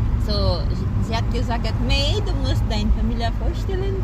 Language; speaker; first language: German; non-native, learner; Filipino